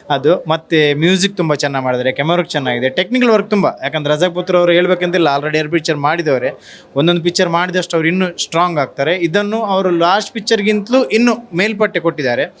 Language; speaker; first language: Kannada; non-native, local second language; Tulu